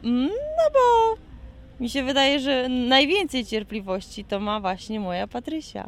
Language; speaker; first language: Polish; native; Polish